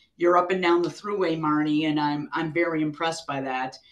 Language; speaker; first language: English; native; English